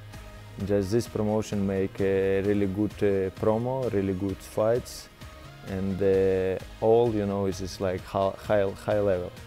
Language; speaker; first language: English; non-native, learner; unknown